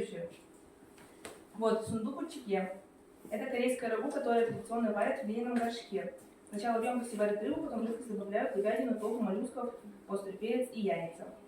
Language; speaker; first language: Russian; native; Russian